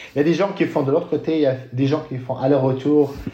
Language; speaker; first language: French; non-native, local second language; Arabic